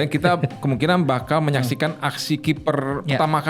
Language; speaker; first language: Indonesian; native; Indonesian